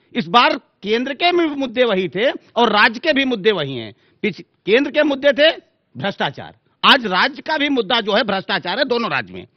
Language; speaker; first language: Hindi; native; Hindi